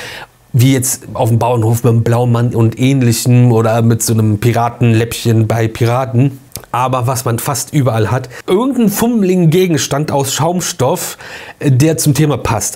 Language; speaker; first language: German; native; German